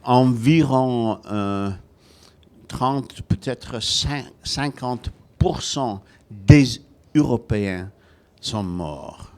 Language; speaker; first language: French; non-native, fluent; Welsh